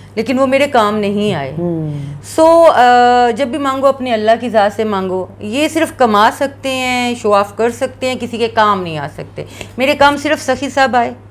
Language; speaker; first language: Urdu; non-native, local second language; Punjabi